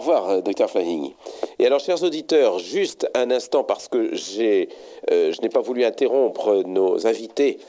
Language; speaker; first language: French; native; French